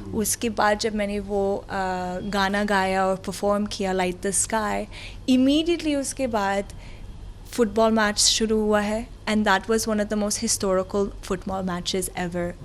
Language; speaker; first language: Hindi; non-native, learner; Arabic